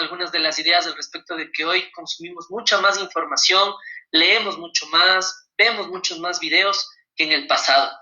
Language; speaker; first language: Spanish; native; Spanish